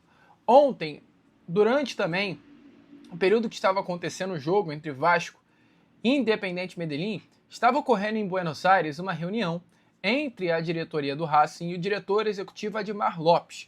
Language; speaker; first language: Portuguese; native; Portuguese